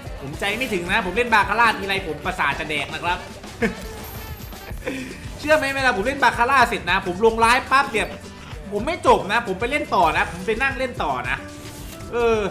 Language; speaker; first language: Thai; native; Thai